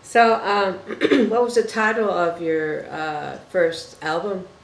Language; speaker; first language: English; native; English